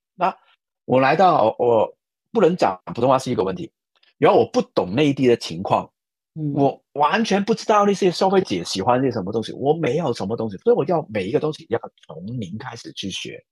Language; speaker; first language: Chinese; non-native, fluent; Cantonese